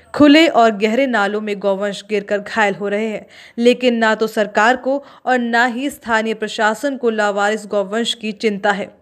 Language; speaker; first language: Hindi; native; Hindi